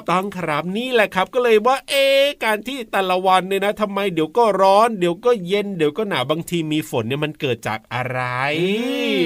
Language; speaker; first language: Thai; native; Thai